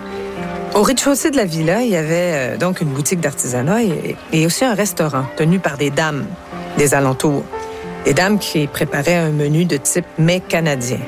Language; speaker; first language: French; native; French